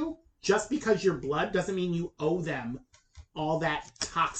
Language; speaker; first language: English; native; English